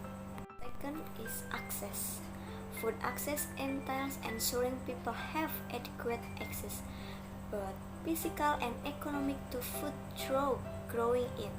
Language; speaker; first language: English; non-native, learner; Indonesian